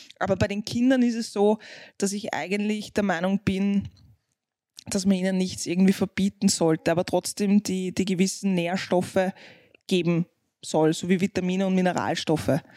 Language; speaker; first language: German; native; German